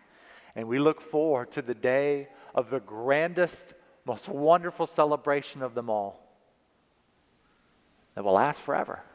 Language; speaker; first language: English; native; English